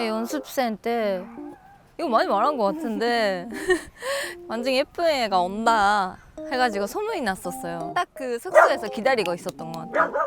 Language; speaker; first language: Korean; non-native, fluent; Japanese